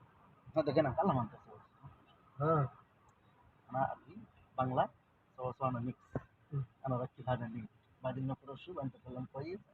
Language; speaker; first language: Arabic; non-native, learner; Bangla